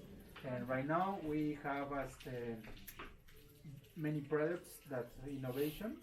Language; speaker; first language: English; non-native, learner; Spanish